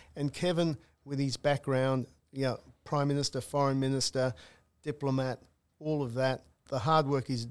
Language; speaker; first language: English; native; English